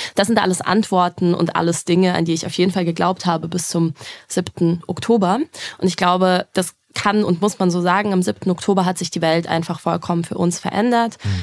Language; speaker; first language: German; early bilingual, other home language; Russian